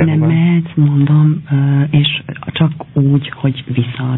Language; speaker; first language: Hungarian; non-native, fluent; Albanian